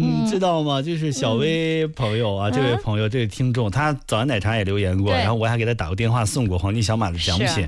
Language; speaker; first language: Chinese; native; Chinese